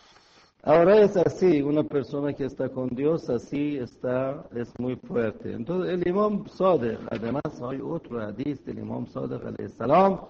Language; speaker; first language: Spanish; non-native, fluent; Persian